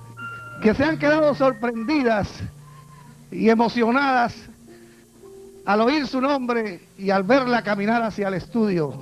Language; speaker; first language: Spanish; native; Spanish